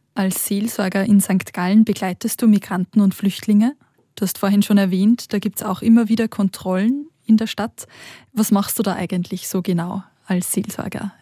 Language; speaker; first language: German; native; German